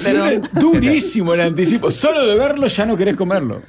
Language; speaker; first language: Spanish; native; Spanish